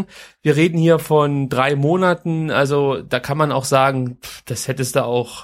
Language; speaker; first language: German; native; German